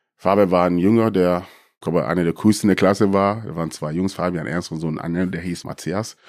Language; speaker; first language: German; early bilingual, other home language; Akan